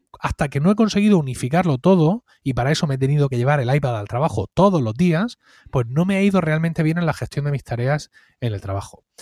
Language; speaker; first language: Spanish; native; Spanish